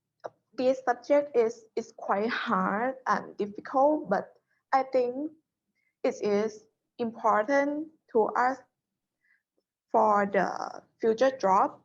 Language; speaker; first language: English; non-native, learner; Thai